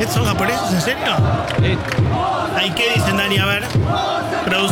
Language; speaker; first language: Spanish; native; Spanish